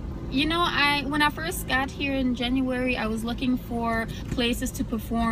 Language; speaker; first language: English; early bilingual, other home language; German